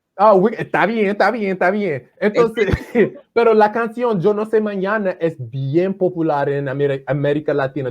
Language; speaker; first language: Spanish; non-native, fluent; English